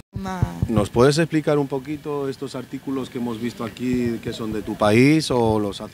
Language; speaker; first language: Spanish; native; Spanish